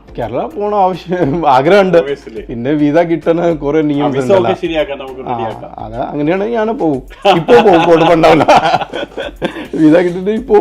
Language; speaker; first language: Malayalam; non-native, fluent; Punjabi